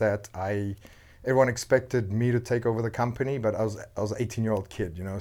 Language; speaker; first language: English; non-native, local second language; Afrikaans